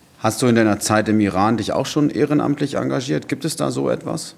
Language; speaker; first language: German; native; German